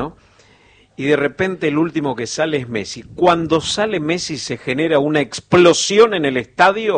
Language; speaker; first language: Spanish; native; Spanish